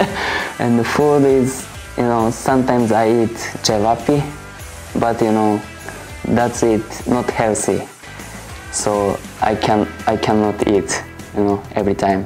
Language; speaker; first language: English; non-native, learner; Japanese